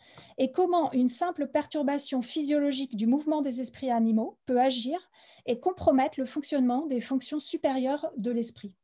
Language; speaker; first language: French; native; French